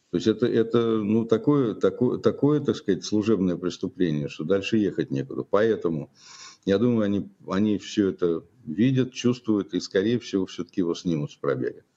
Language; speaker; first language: Russian; native; Russian